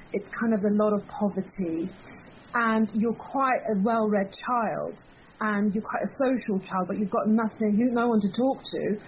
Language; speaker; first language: English; early bilingual, other home language; Persian